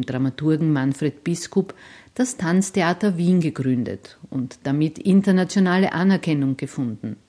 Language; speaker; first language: German; native; German